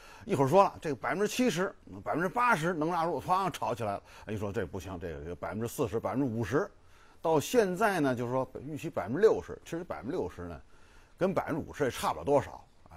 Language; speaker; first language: Chinese; native; Chinese